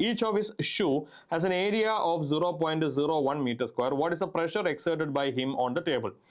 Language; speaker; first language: English; non-native, local second language; Malayalam